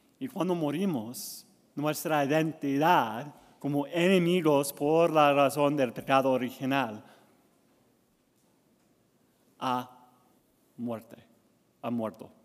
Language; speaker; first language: Spanish; non-native, learner; English